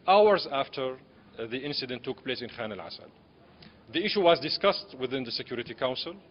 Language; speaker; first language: English; non-native, fluent; Arabic